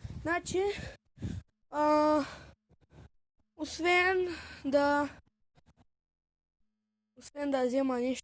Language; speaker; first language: Bulgarian; native; Bulgarian